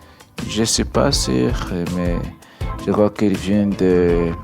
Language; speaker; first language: French; non-native, learner; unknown